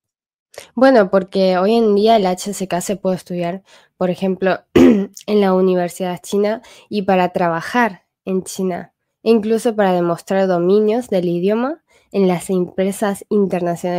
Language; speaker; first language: Spanish; non-native, fluent; Chinese